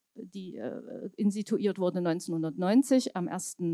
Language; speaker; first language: German; native; German